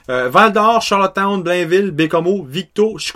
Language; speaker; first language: French; native; French